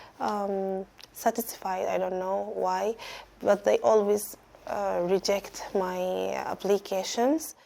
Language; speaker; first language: English; non-native, fluent; Arabic